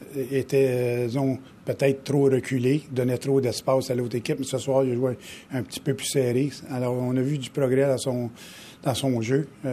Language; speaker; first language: French; native; French